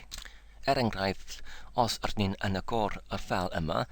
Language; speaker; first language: Welsh; non-native, learner; English